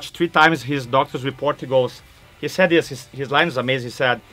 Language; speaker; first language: English; non-native, fluent; Portuguese